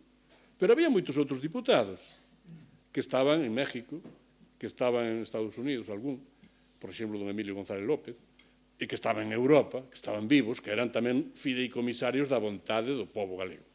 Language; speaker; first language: Galician; native; Galician